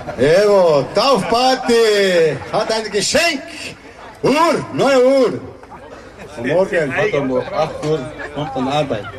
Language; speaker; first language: German; non-native, learner; Slovenian